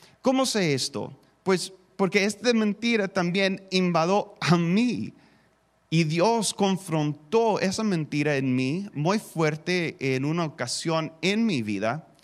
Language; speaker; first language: Spanish; non-native, fluent; English